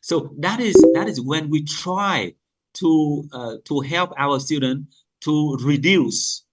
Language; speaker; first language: English; non-native, fluent; Vietnamese